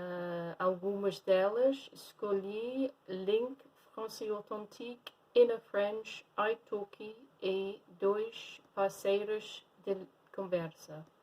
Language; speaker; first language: Portuguese; non-native, fluent; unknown